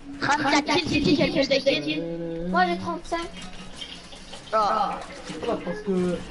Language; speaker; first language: French; native; French